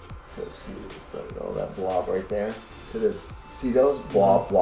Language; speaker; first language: English; native; English